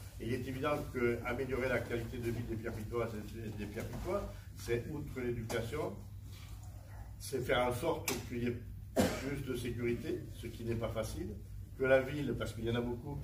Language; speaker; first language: French; native; French